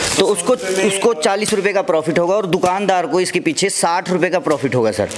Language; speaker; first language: Hindi; native; Hindi